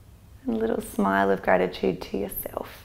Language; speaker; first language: English; native; English